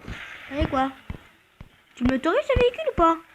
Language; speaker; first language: French; native; French